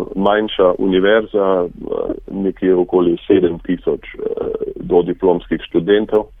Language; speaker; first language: Slovenian; native; Slovenian